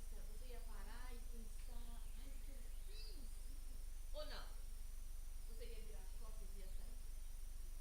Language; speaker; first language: Portuguese; non-native, learner; Spanish